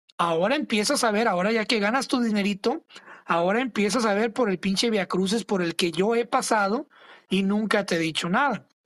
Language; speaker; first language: Spanish; early bilingual, other home language; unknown